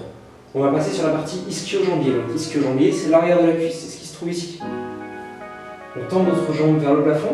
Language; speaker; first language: French; native; French